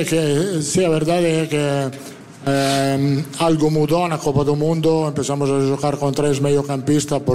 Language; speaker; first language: Portuguese; non-native, learner; Spanish